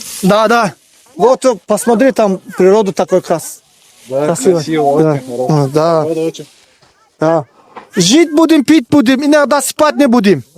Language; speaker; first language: Russian; non-native, learner; Turkmen